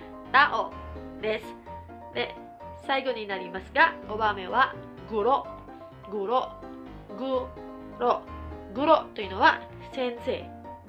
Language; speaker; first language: Japanese; non-native, local second language; Filipino